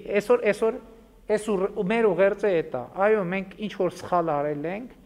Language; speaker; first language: Armenian; native; Armenian